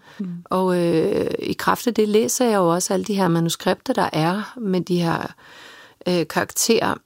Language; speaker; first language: Danish; early bilingual, other home language; Serbian